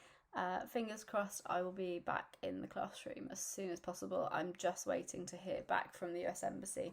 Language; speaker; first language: English; native; English